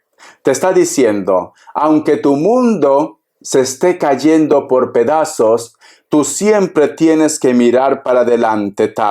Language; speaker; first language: Spanish; native; Spanish